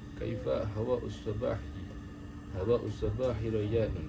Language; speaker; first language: Arabic; non-native, learner; Indonesian